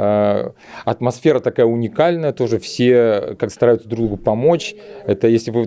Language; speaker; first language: Russian; native; Russian